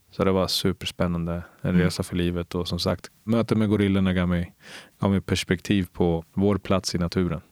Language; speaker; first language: Swedish; early bilingual, other home language; Spanish